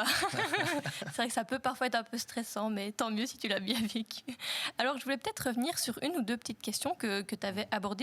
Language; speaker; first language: French; native; French